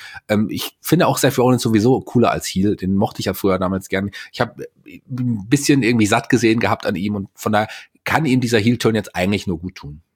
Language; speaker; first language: German; native; German